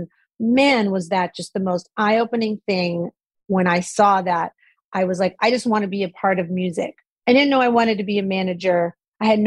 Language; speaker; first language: English; native; English